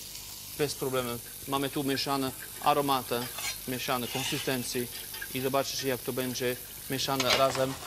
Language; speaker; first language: Polish; non-native, fluent; French